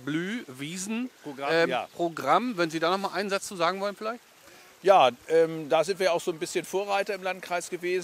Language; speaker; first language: German; native; German